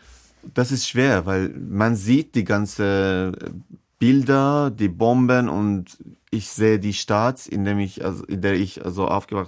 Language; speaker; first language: German; non-native, fluent; Persian